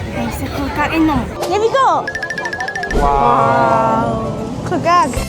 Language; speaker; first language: French; non-native, learner; Thai